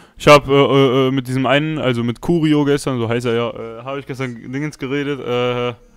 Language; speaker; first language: German; early bilingual, other home language; Russian